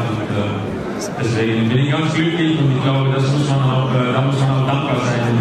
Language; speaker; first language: German; non-native, fluent; Dutch